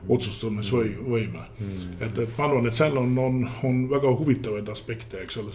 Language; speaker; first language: Estonian; early bilingual, heritage; Estonian